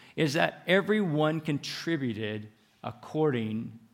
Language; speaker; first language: English; native; English